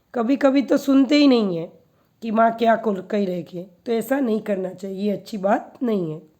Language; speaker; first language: Hindi; non-native, local second language; Gujarati